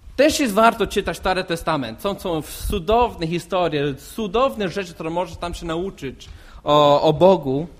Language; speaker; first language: Polish; non-native, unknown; English